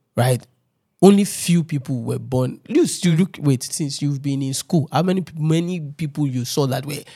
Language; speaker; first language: English; non-native, local second language; Yoruba